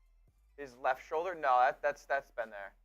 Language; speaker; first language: English; native; English